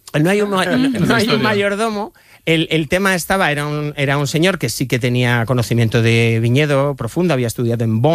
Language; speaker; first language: Spanish; native; Spanish